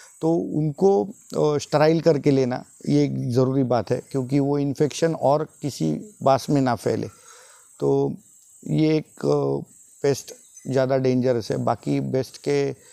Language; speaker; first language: Hindi; non-native, local second language; Marathi